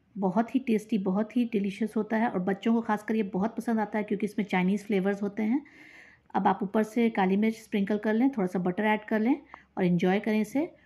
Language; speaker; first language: Hindi; native; Hindi